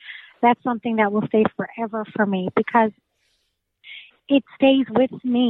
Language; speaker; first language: English; native; English